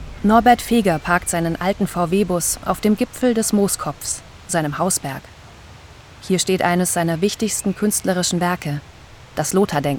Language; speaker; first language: German; native; German